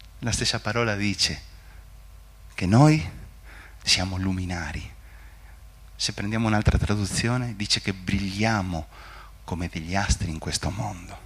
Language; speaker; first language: Italian; non-native, fluent; Spanish